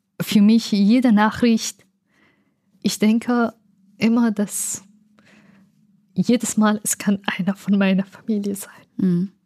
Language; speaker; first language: German; non-native, learner; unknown